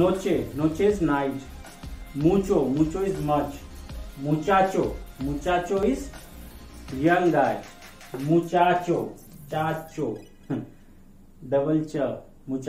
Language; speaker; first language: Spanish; non-native, learner; Hindi